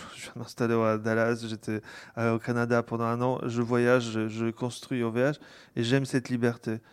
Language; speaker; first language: French; non-native, fluent; Polish